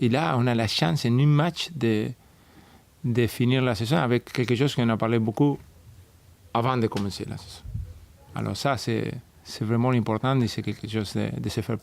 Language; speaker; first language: French; non-native, fluent; Spanish